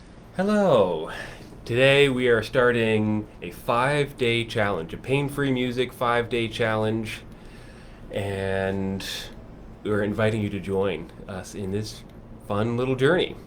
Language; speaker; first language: English; native; English